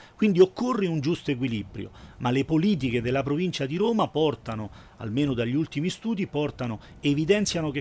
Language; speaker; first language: Italian; native; Italian